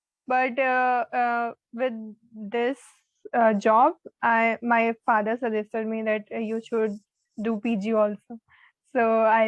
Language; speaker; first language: English; non-native, learner; Hindi